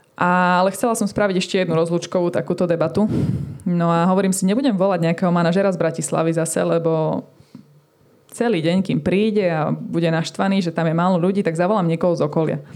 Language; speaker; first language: Slovak; native; Slovak